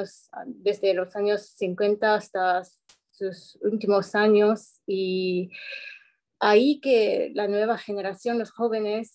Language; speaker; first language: Spanish; non-native, fluent; Japanese